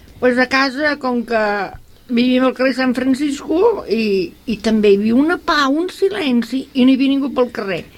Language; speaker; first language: Catalan; native; Catalan